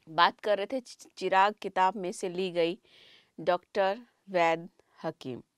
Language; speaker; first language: Hindi; native; Hindi